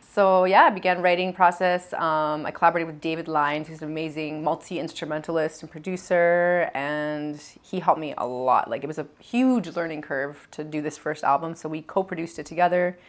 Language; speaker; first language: English; native; English